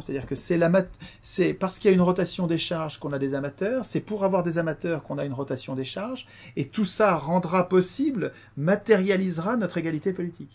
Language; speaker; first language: French; native; French